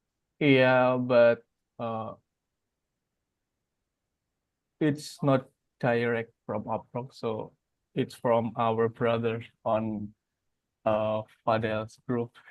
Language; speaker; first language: English; non-native, learner; Indonesian